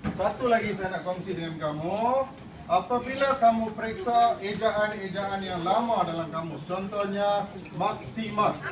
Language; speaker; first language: Malay; non-native, local second language; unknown